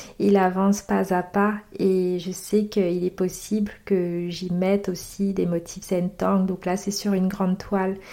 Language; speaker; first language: French; native; French